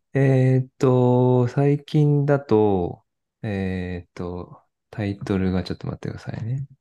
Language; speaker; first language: Japanese; native; Japanese